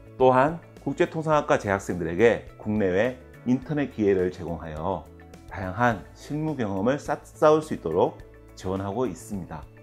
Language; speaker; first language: Korean; native; Korean